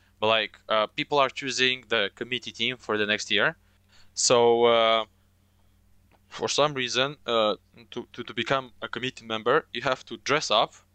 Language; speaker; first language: English; non-native, fluent; Romanian